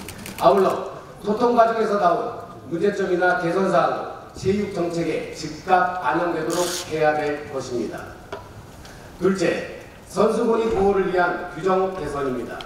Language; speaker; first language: Korean; native; Korean